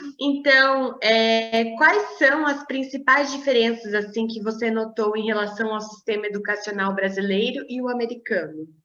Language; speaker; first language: Portuguese; native; Portuguese